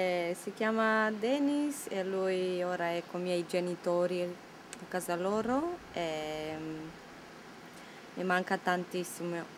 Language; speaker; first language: Italian; non-native, learner; Romanian